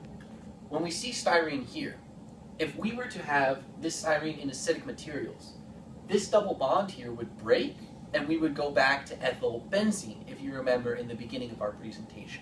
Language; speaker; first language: English; native; English